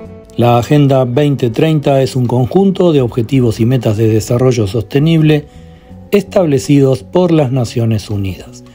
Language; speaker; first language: Spanish; native; Spanish